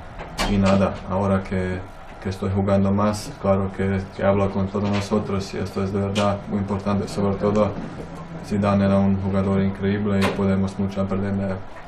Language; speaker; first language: Spanish; non-native, fluent; Croatian